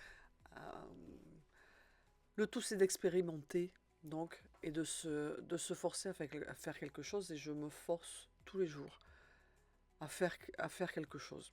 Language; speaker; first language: French; native; French